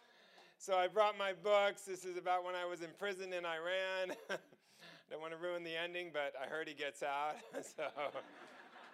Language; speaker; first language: English; native; English